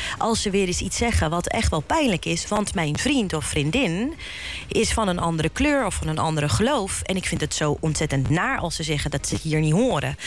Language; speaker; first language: Dutch; early bilingual, other home language; Bosnian